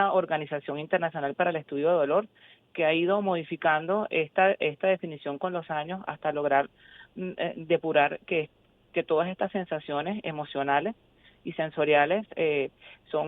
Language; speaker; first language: Spanish; native; Spanish